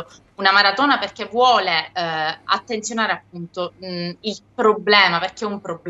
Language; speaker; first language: Italian; native; Italian